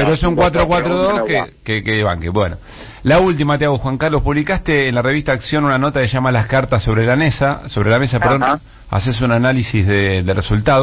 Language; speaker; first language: Spanish; native; Spanish